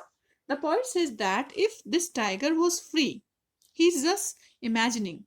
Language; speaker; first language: English; non-native, local second language; Hindi